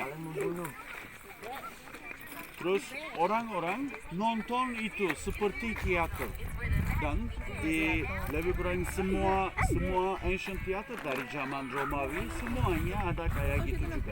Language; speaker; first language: Indonesian; non-native, fluent; Turkish